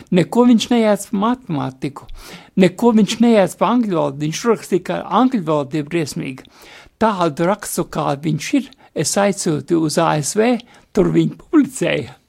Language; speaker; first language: Latvian; native; Latvian